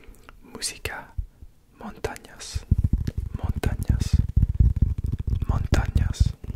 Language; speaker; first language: Spanish; non-native, learner; English